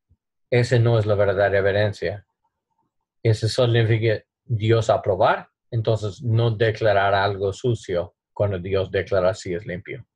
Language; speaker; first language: Spanish; non-native, learner; English